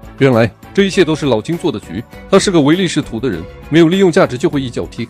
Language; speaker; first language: Chinese; native; Chinese